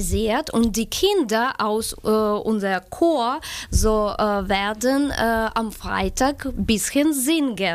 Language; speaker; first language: German; non-native, learner; Ukrainian